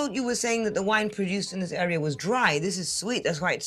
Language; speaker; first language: English; native; English